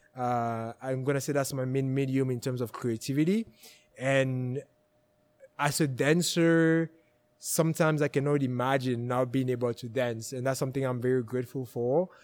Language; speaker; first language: English; non-native, local second language; French